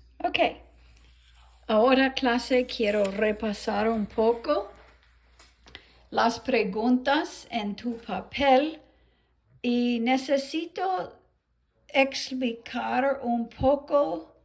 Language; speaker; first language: Spanish; non-native, fluent; English